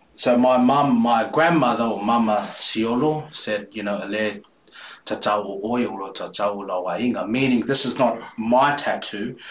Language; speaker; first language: English; native; English